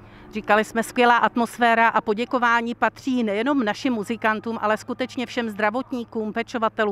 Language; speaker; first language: Czech; native; Czech